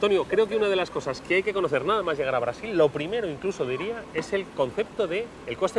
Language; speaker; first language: Spanish; native; Spanish